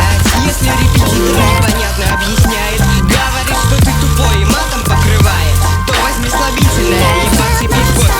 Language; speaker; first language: Russian; native; Russian